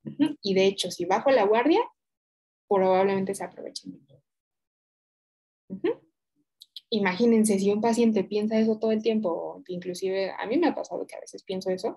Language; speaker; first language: Spanish; native; Spanish